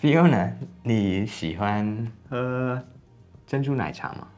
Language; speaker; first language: Chinese; non-native, fluent; English